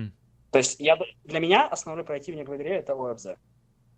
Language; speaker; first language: Russian; native; Russian